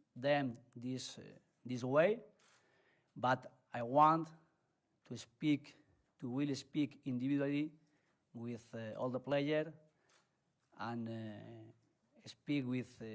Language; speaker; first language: English; non-native, learner; Spanish